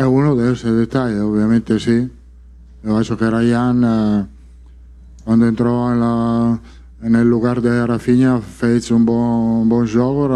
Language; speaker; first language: Portuguese; non-native, fluent; Italian